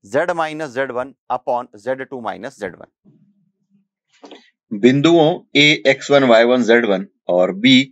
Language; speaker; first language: Hindi; native; Hindi